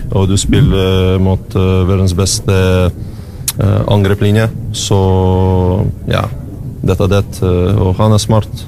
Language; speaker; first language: Norwegian; non-native, learner; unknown